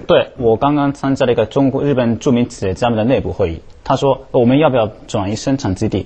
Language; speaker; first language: Chinese; non-native, fluent; Japanese